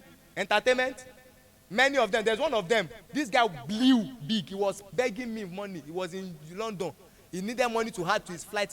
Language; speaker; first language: English; non-native, local second language; Yoruba